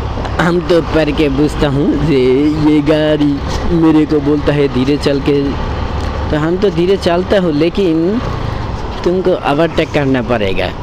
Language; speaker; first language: Hindi; non-native, learner; Bangla